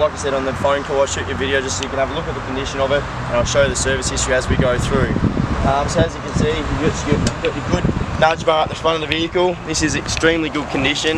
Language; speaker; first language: English; native; English